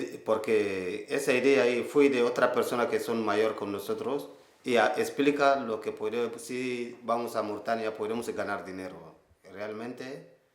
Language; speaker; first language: Spanish; non-native, learner; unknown